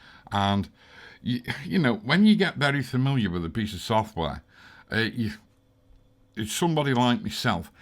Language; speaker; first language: English; native; English